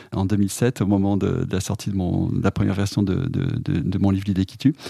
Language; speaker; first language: French; native; French